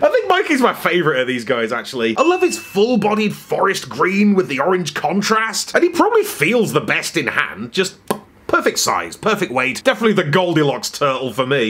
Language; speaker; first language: English; native; English